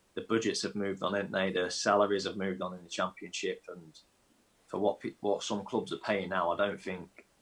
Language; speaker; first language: English; native; English